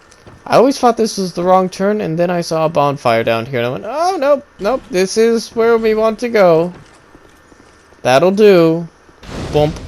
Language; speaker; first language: English; native; English